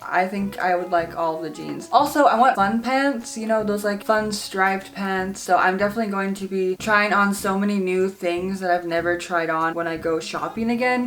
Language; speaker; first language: English; native; English